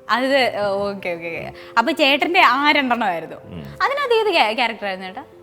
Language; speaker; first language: Malayalam; native; Malayalam